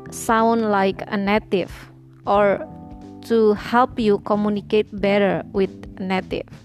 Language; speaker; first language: English; non-native, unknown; Indonesian